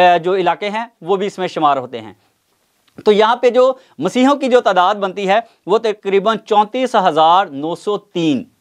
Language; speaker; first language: Urdu; non-native, local second language; Punjabi